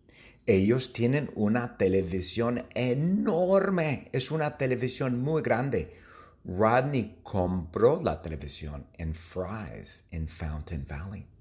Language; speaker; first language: Spanish; non-native, fluent; English